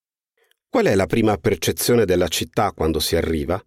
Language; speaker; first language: Italian; native; Italian